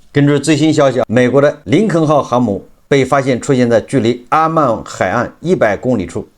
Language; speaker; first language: Chinese; native; Chinese